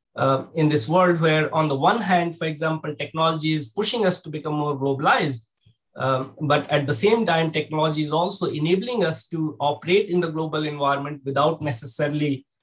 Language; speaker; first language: English; non-native, local second language; Hindi